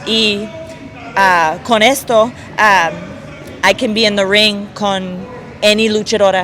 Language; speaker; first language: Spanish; non-native, learner; English